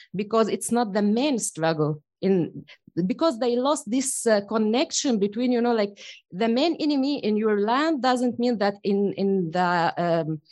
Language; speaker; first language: English; non-native, fluent; Arabic